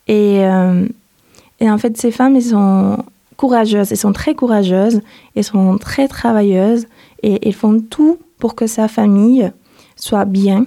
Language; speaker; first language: French; non-native, fluent; Spanish